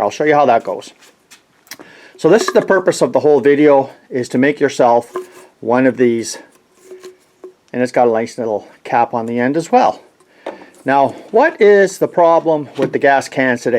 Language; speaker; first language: English; native; English